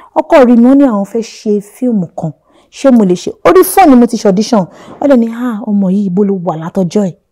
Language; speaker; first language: Yoruba; non-native, local second language; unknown